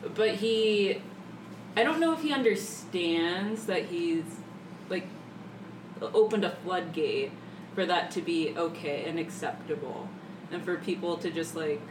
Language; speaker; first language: English; native; English